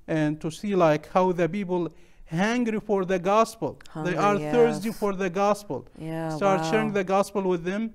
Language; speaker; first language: English; non-native, learner; Arabic